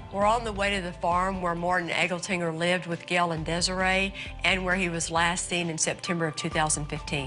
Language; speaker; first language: English; native; English